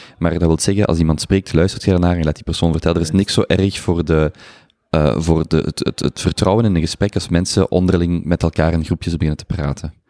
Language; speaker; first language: Dutch; native; Dutch